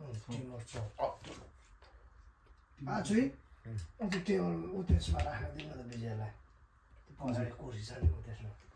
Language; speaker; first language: Japanese; non-native, learner; Nepali